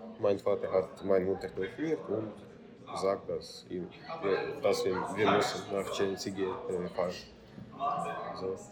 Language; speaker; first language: German; non-native, learner; Ukrainian